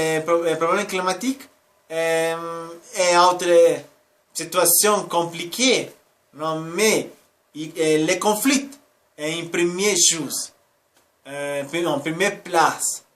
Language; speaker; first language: French; non-native, learner; Spanish